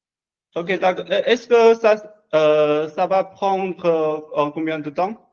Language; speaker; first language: French; non-native, learner; Chinese